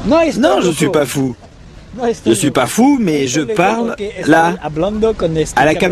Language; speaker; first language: French; native; French